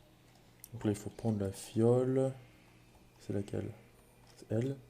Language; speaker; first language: French; native; French